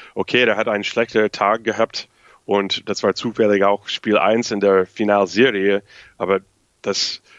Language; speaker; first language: German; non-native, fluent; English